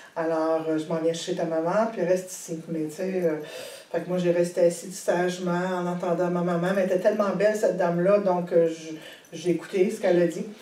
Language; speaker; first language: French; native; French